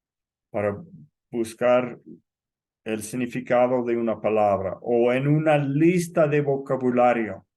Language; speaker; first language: Spanish; non-native, fluent; English